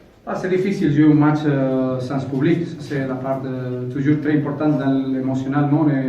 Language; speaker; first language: French; non-native, fluent; Spanish